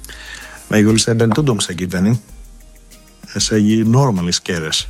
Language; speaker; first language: Hungarian; non-native, learner; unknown